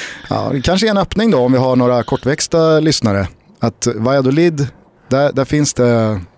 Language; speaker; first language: Swedish; native; Swedish